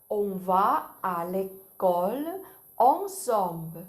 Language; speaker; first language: French; non-native, fluent; Thai